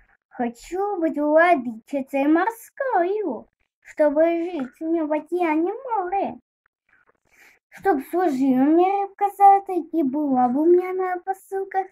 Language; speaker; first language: Russian; native; Russian